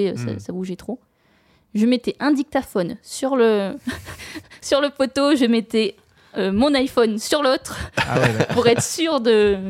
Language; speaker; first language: French; native; French